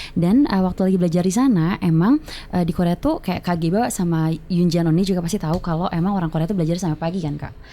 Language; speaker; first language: Indonesian; native; Indonesian